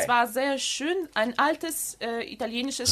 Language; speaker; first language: German; non-native, fluent; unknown